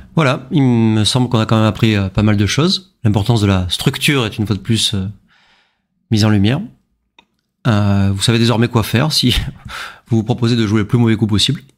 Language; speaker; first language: French; native; French